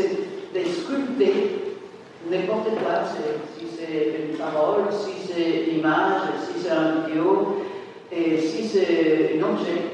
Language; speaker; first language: French; non-native, fluent; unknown